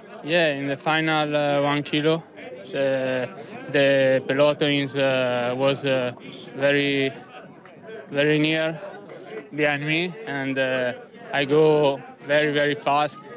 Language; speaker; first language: English; non-native, learner; Italian